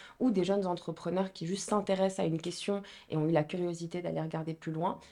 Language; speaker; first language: French; non-native, local second language; Arabic